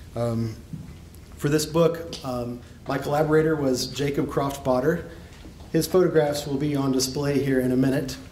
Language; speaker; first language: English; native; English